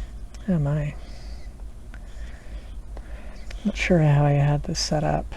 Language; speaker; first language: English; native; English